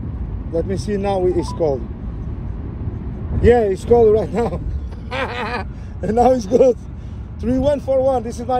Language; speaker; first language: English; non-native, learner; Portuguese